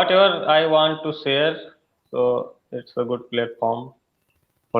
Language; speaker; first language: English; non-native, learner; Hindi